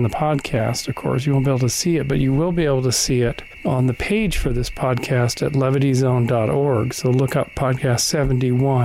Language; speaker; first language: English; native; English